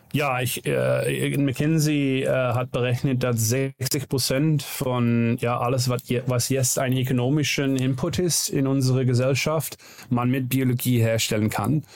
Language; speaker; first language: German; non-native, learner; Dutch